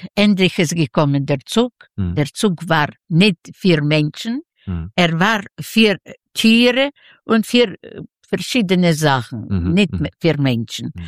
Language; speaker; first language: German; non-native, fluent; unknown